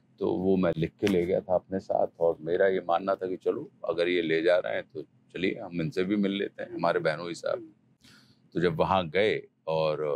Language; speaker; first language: Hindi; native; Hindi